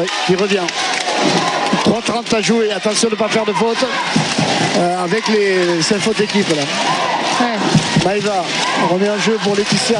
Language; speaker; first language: French; native; French